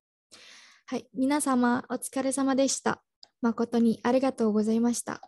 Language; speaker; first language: Japanese; non-native, learner; Indonesian